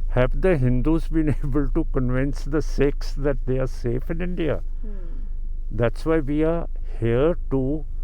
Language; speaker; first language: English; non-native, local second language; Punjabi